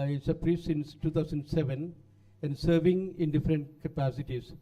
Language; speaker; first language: English; non-native, local second language; Malayalam